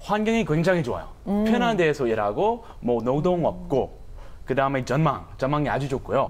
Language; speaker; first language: Korean; non-native, fluent; English